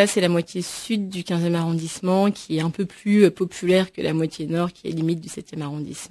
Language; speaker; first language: French; native; French